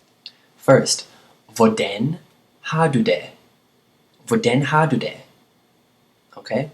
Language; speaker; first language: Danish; non-native, learner; English